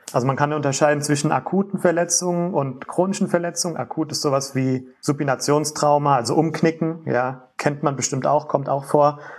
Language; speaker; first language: German; native; German